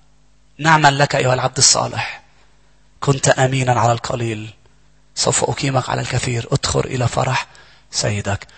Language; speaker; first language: Arabic; native; Arabic